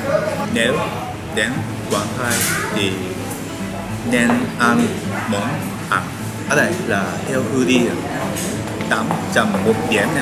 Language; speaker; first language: Vietnamese; non-native, learner; Japanese